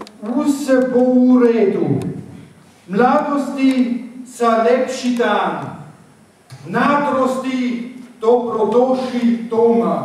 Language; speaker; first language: Slovenian; non-native, learner; German